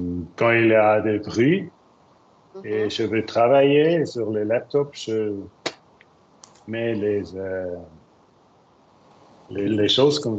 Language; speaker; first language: French; non-native, learner; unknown